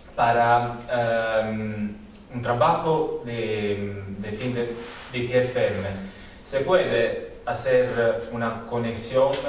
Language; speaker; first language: Spanish; non-native, learner; Italian